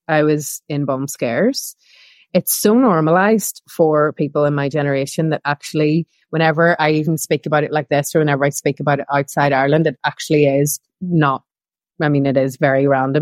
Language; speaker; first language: English; native; English